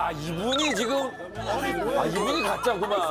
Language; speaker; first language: Korean; native; Korean